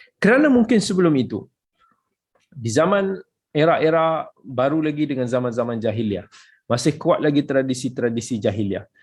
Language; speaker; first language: Malay; native; Malay